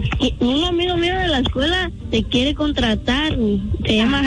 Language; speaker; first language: Spanish; early bilingual, other home language; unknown